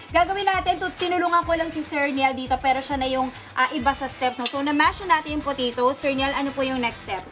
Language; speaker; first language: Filipino; native; Filipino